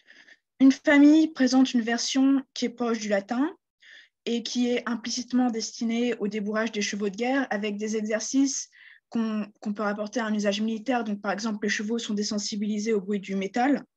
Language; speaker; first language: French; native; French